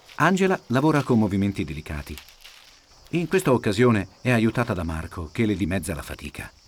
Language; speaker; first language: Italian; native; Italian